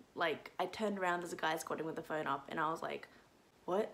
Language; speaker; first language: English; native; English